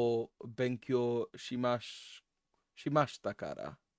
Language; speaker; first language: Japanese; non-native, learner; English